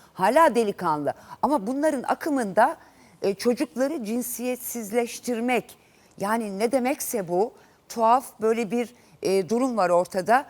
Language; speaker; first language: Turkish; native; Turkish